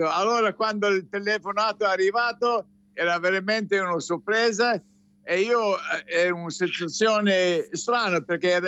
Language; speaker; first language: Italian; non-native, fluent; English